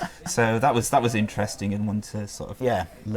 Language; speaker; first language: English; native; English